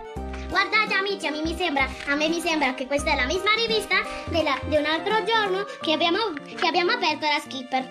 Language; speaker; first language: Italian; early bilingual, other home language; Spanish